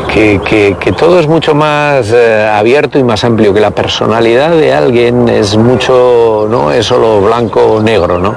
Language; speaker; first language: Spanish; native; Spanish